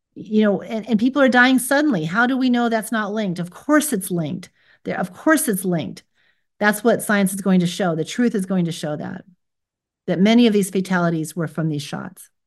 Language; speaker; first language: English; native; English